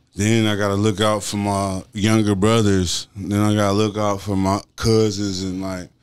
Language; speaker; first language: English; native; English